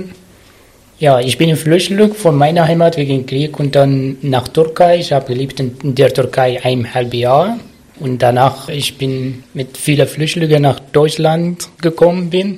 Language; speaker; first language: German; non-native, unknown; Arabic